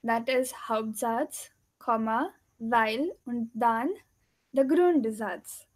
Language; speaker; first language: German; non-native, fluent; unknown